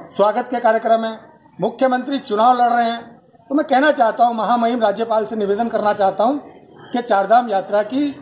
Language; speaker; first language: Hindi; native; Hindi